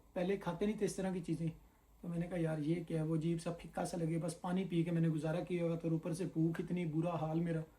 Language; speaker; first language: Urdu; non-native, local second language; Punjabi